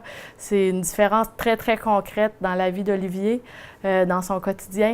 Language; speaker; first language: French; native; French